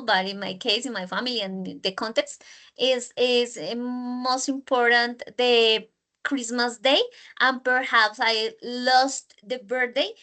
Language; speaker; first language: English; non-native, learner; Spanish